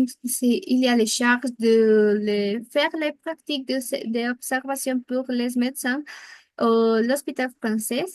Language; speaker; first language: French; non-native, learner; Spanish